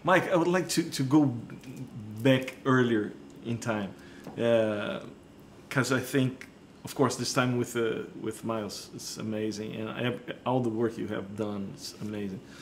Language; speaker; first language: English; non-native, fluent; Portuguese